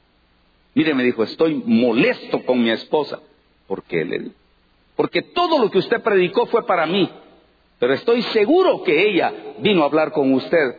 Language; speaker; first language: Spanish; native; Spanish